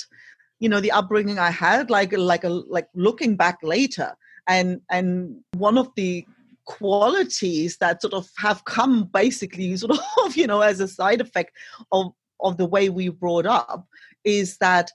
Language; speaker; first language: English; non-native, fluent; German